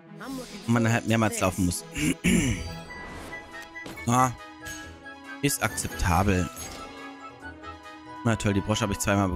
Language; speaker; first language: German; native; German